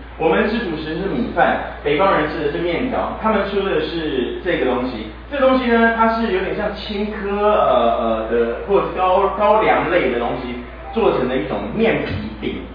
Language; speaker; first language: Chinese; native; Chinese